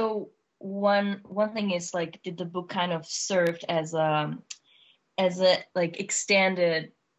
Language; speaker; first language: English; non-native, fluent; Czech